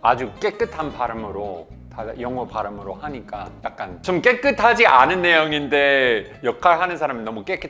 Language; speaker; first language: Korean; non-native, fluent; English